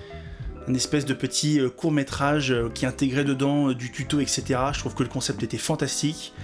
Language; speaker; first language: French; native; French